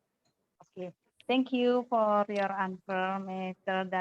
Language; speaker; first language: English; non-native, learner; Indonesian